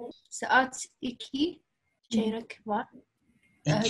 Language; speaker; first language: Turkish; non-native, learner; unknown